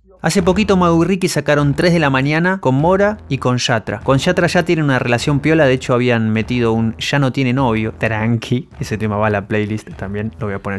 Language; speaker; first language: Spanish; native; Spanish